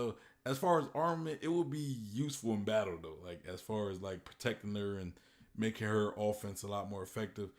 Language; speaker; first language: English; native; English